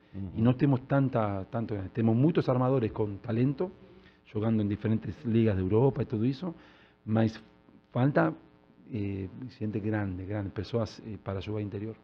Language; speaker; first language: Portuguese; non-native, learner; Spanish